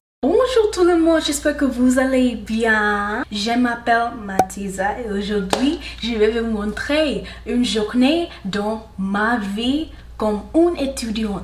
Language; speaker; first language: French; non-native, learner; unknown